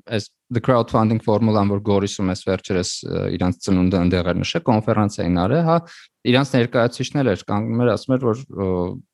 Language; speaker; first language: Armenian; native; Armenian